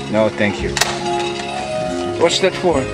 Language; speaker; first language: English; non-native, fluent; Dutch